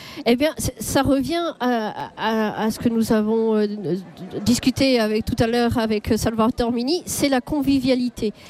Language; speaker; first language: French; native; French